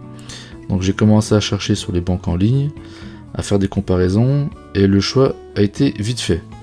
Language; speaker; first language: French; native; French